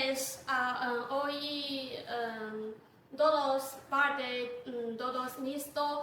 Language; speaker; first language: Spanish; non-native, learner; Chinese